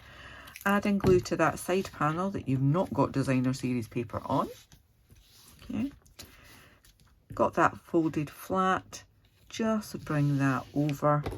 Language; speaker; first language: English; native; English